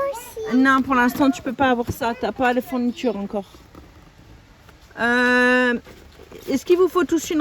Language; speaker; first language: French; native; French